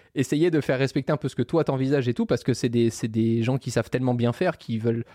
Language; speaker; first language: French; native; French